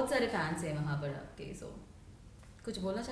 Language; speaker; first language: Hindi; non-native, local second language; Telugu